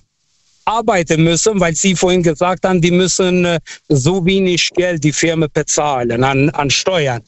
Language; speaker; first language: German; non-native, fluent; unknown